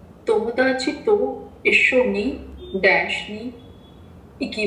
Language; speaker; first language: Japanese; non-native, learner; Hindi